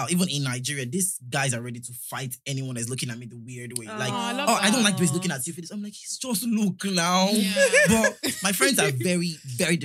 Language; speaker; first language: English; non-native, local second language; Yoruba